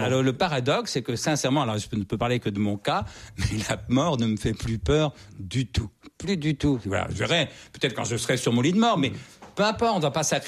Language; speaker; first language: French; native; French